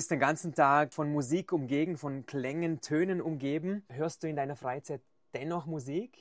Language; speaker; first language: German; native; German